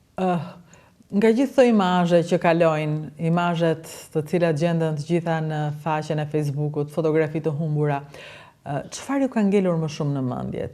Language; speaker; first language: Albanian; native; Albanian